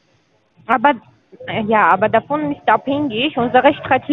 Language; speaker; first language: German; non-native, learner; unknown